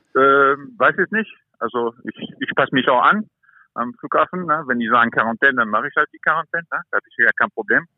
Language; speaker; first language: German; non-native, fluent; French